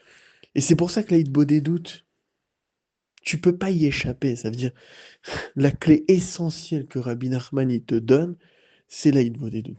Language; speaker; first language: French; native; French